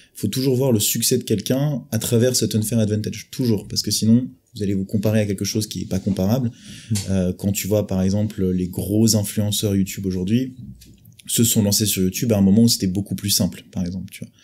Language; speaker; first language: French; native; French